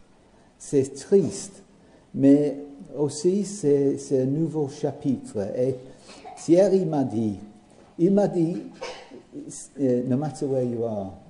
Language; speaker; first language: French; non-native, learner; English